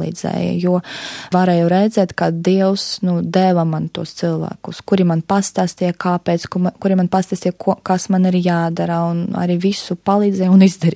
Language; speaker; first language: Latvian; non-native, local second language; Russian